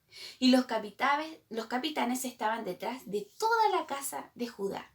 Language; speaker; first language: Spanish; native; Spanish